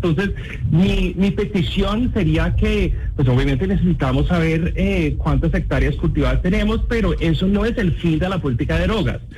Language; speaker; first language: Spanish; non-native, fluent; English